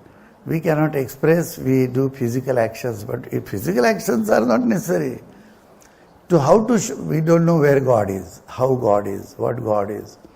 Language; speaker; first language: English; non-native, local second language; Marathi